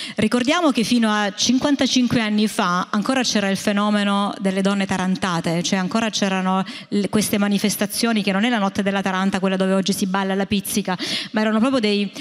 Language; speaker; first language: Italian; native; Italian